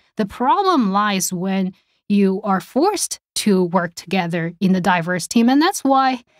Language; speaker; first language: English; non-native, fluent; Chinese